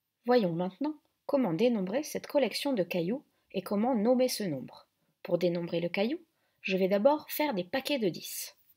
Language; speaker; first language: French; native; French